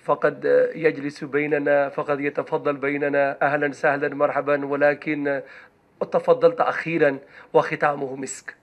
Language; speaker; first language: Arabic; non-native, fluent; Urdu